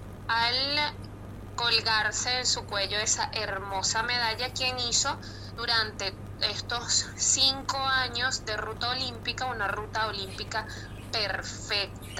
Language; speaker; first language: Spanish; native; Spanish